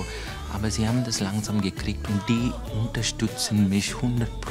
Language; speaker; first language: German; non-native, fluent; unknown